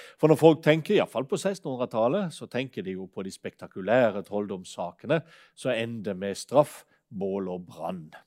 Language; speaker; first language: Norwegian; native; Norwegian